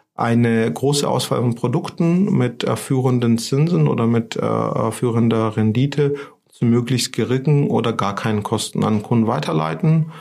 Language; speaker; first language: German; non-native, fluent; Georgian